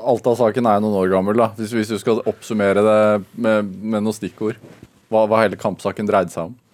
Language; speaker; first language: Norwegian; native; Norwegian